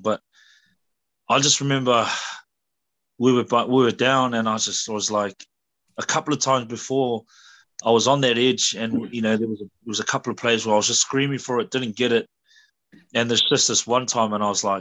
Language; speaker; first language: English; native; English